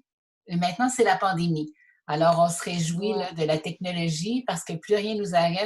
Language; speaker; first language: French; native; French